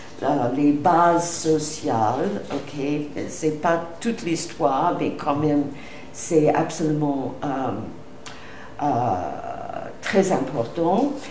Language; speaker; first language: French; non-native, fluent; English